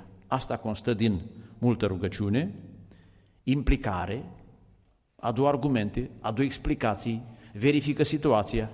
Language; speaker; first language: Romanian; native; Romanian